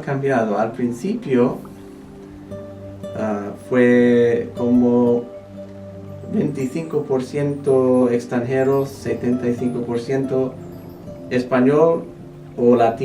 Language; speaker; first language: Spanish; non-native, fluent; English